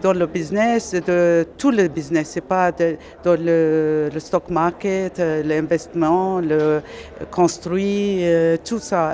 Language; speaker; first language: French; non-native, learner; Arabic